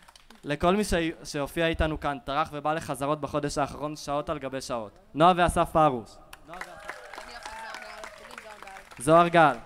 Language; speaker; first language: Hebrew; native; Hebrew